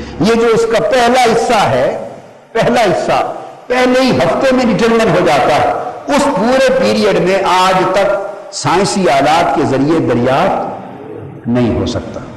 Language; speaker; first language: Urdu; non-native, local second language; Punjabi